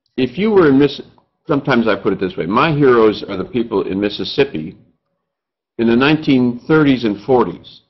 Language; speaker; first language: English; native; English